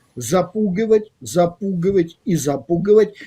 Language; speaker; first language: Russian; native; Russian